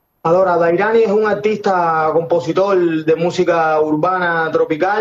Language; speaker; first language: Spanish; native; Spanish